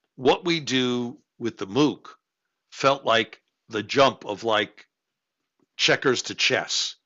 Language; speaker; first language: English; native; English